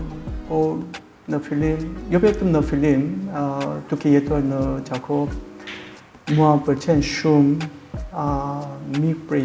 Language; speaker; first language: Albanian; non-native, learner; Korean